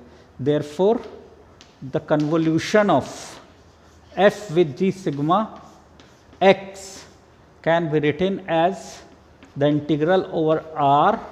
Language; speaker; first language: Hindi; native; Hindi